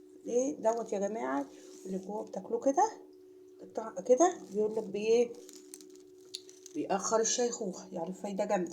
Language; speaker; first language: Arabic; native; Arabic